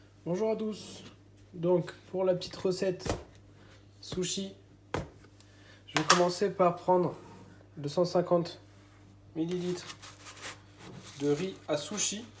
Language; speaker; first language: French; native; French